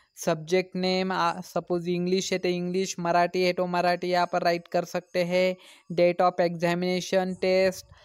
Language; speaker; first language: Hindi; non-native, local second language; Marathi